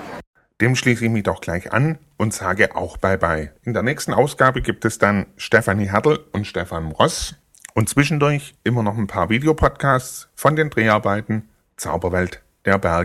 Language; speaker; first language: German; native; German